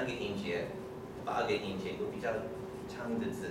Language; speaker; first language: Chinese; non-native, fluent; English